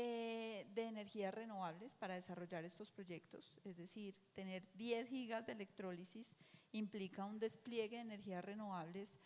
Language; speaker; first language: Spanish; native; Spanish